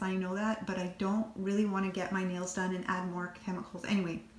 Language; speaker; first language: English; native; English